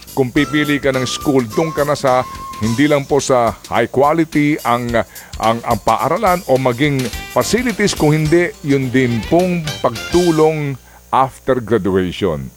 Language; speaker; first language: Filipino; non-native, local second language; Waray